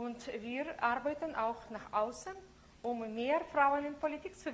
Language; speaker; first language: German; non-native, fluent; Lithuanian